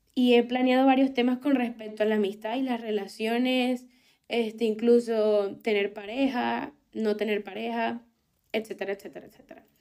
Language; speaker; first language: Spanish; native; Spanish